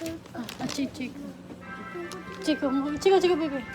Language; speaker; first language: Japanese; non-native, fluent; Filipino